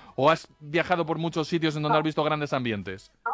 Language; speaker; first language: Spanish; native; Spanish